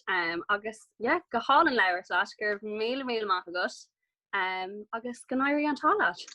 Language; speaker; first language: Irish; non-native, local second language; English